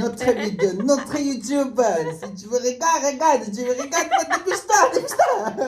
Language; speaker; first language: French; non-native, learner; Tibetan